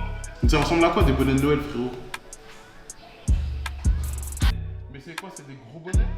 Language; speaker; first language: French; native; French